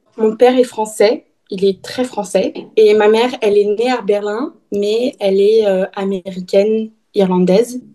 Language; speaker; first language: French; early bilingual, heritage; French